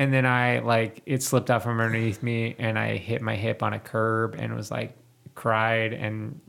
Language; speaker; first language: English; native; English